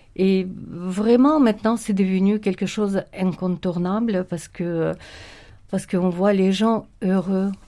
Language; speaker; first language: French; non-native, fluent; Russian